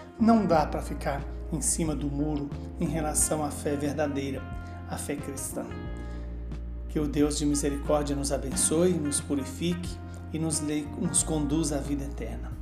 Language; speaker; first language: Portuguese; native; Portuguese